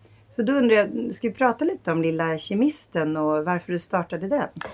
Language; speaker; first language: Swedish; native; Swedish